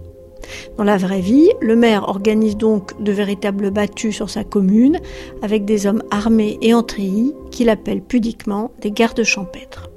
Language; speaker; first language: French; native; French